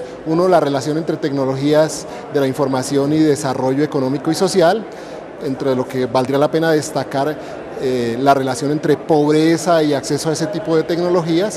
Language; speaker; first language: Spanish; native; Spanish